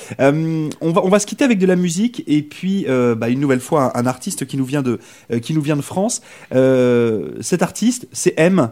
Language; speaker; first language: French; native; French